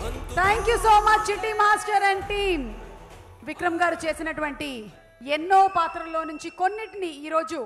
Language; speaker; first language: Telugu; native; Telugu